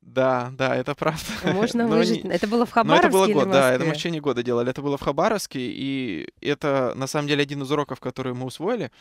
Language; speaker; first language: Russian; native; Russian